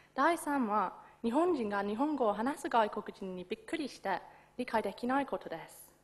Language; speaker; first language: Japanese; non-native, fluent; English